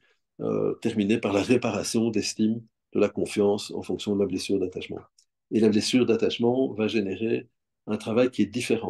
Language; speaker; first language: French; native; French